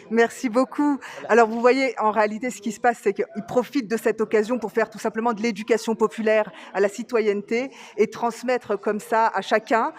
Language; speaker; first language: French; native; French